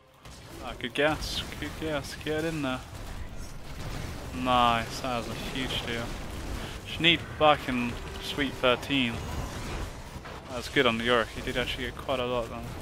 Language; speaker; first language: English; native; English